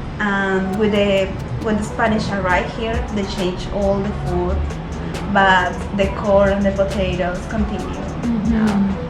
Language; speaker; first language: English; non-native, learner; Spanish